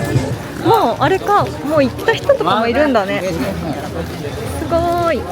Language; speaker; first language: Japanese; native; Japanese